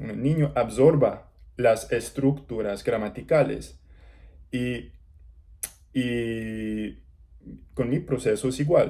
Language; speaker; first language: Spanish; non-native, learner; English